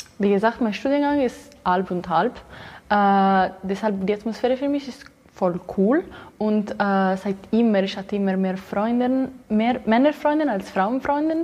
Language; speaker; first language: German; non-native, learner; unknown